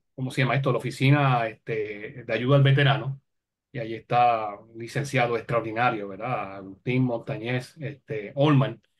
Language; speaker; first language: Spanish; native; Spanish